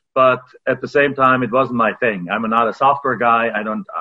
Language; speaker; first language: English; non-native, fluent; German